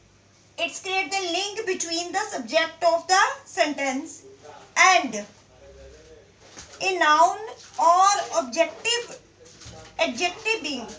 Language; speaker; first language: English; non-native, local second language; Hindi